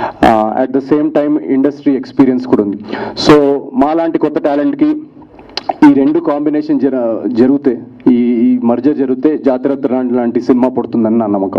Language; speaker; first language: Telugu; native; Telugu